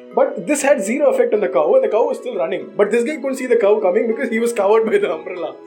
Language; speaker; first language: English; non-native, local second language; Tamil